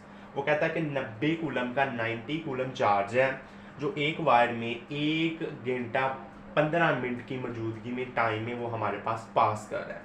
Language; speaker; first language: Hindi; non-native, local second language; Punjabi